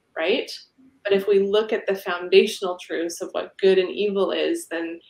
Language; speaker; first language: English; native; English